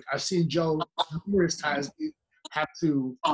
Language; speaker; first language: English; early bilingual, other home language; Spanish